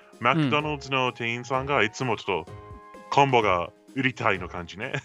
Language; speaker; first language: Japanese; non-native, learner; English